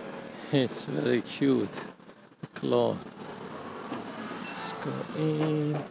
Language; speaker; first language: English; non-native, learner; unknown